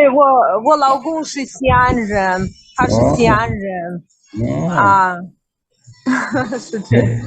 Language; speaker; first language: Chinese; non-native, fluent; Russian